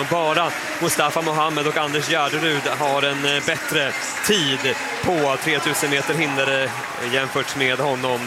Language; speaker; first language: Swedish; native; Swedish